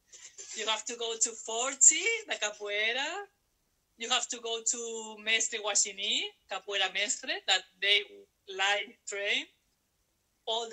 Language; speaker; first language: English; non-native, learner; Spanish